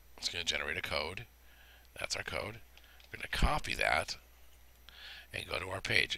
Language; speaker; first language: English; native; English